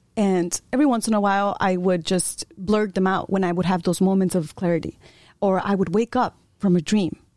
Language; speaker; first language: English; early bilingual, other home language; Spanish